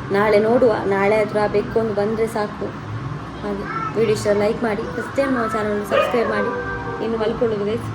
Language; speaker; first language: Kannada; non-native, local second language; Tulu